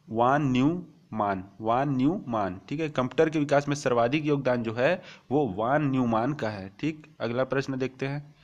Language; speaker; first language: Hindi; native; Hindi